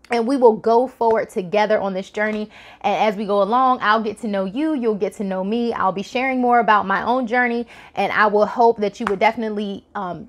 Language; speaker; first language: English; native; English